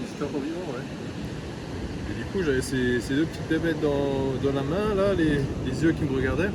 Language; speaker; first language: French; native; French